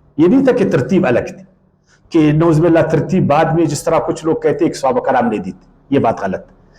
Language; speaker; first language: Urdu; non-native, local second language; Pashto